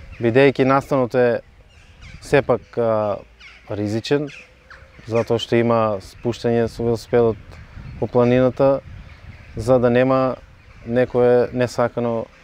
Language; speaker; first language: Macedonian; native; Macedonian